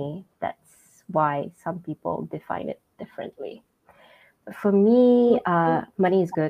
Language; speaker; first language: English; non-native, local second language; Min Nan Chinese